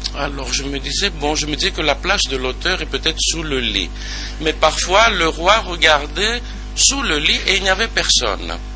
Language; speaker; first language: French; non-native, fluent; Greek